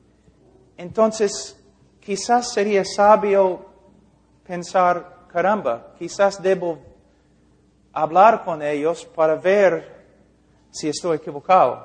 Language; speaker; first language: Spanish; non-native, fluent; English